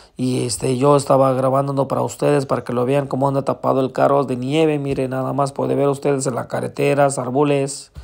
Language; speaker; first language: Spanish; non-native, learner; Urdu